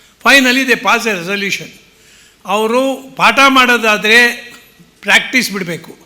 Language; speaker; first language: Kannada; early bilingual, heritage; Kannada